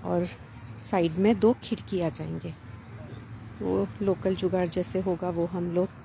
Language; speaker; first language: Hindi; non-native, local second language; Marathi